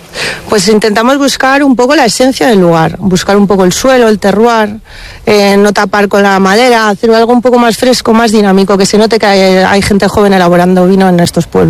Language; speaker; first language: Spanish; native; Spanish